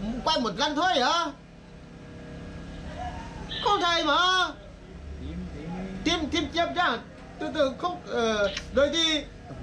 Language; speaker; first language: Vietnamese; non-native, learner; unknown